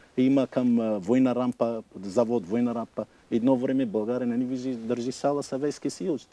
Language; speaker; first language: Bulgarian; non-native, learner; Arabic